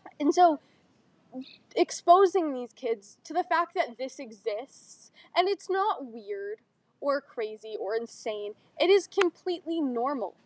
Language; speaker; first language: English; native; English